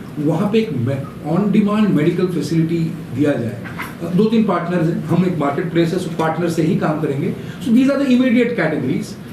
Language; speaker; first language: Hindi; non-native, local second language; Bangla